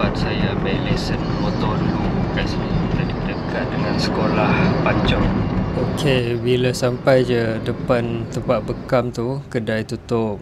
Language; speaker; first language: Malay; non-native, fluent; Western Cham